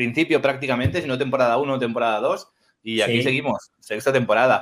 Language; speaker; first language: Spanish; native; Spanish